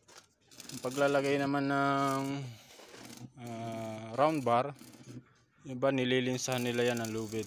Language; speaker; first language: Filipino; native; Filipino